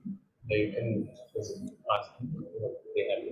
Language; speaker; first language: English; non-native, fluent; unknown